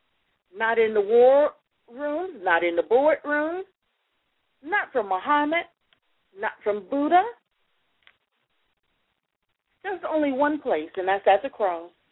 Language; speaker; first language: English; native; English